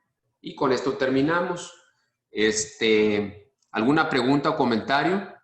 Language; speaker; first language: Spanish; native; Spanish